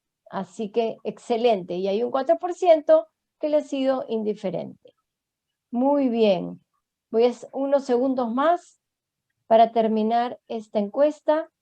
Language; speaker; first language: Spanish; native; Spanish